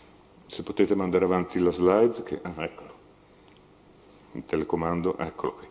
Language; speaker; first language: Italian; native; Italian